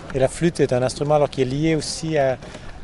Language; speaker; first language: French; native; French